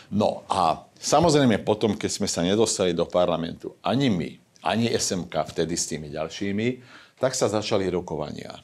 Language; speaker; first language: Slovak; non-native, local second language; Hungarian